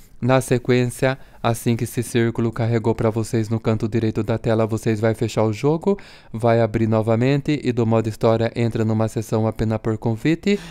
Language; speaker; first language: Portuguese; native; Portuguese